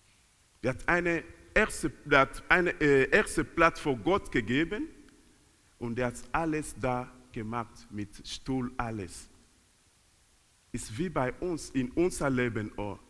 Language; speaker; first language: German; non-native, learner; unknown